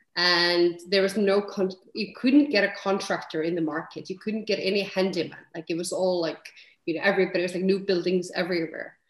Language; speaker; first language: English; non-native, fluent; Icelandic